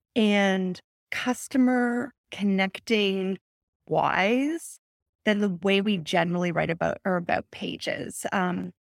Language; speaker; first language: English; native; English